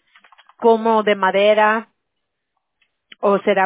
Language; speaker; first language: Spanish; early bilingual, heritage; Spanish